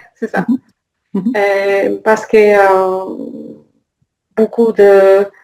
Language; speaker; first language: French; non-native, learner; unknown